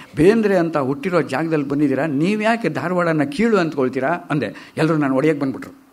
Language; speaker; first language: Kannada; native; Kannada